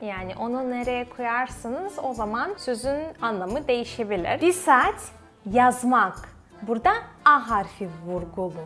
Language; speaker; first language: Turkish; non-native, fluent; Russian